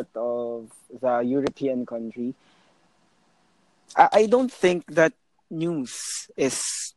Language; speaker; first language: English; non-native, local second language; Filipino